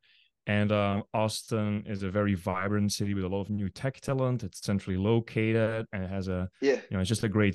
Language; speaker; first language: English; non-native, fluent; Dutch